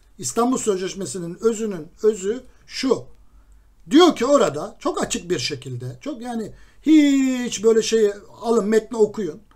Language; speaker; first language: Turkish; native; Turkish